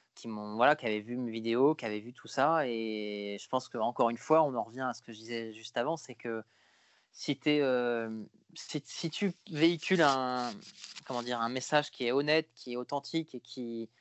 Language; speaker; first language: French; native; French